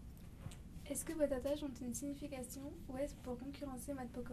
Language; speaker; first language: French; native; French